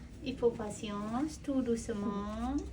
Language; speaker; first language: French; non-native, learner; Indonesian